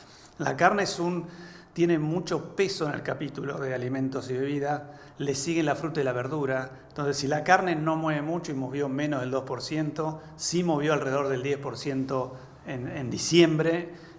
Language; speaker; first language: Spanish; native; Spanish